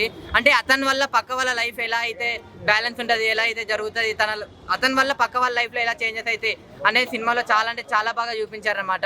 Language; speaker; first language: Telugu; native; Telugu